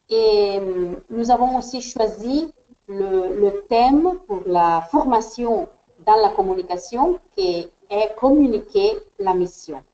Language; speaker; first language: French; non-native, fluent; Spanish